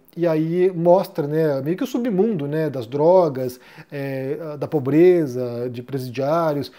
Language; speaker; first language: Portuguese; native; Portuguese